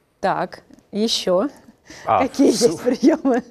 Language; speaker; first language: Russian; native; Russian